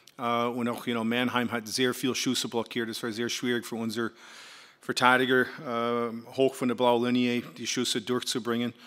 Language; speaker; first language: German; non-native, fluent; English